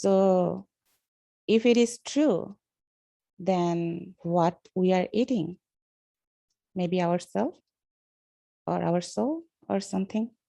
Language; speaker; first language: English; non-native, learner; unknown